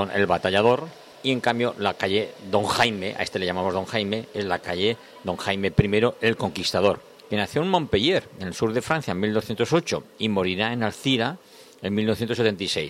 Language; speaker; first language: Spanish; native; Spanish